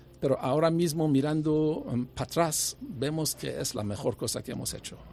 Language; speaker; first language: Spanish; non-native, fluent; English